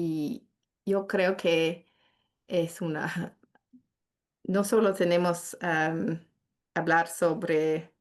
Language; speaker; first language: Spanish; non-native, fluent; English